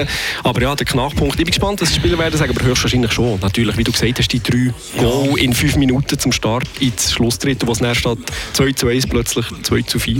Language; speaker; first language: German; native; German